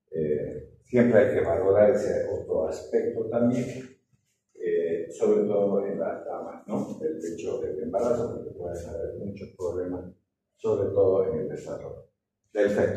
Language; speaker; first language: Spanish; native; Spanish